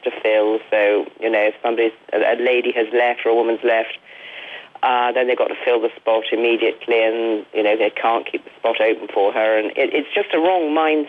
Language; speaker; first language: English; native; English